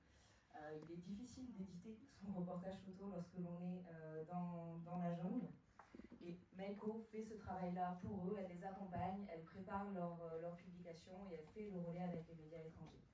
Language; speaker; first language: French; native; French